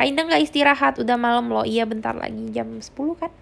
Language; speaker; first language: Indonesian; native; Indonesian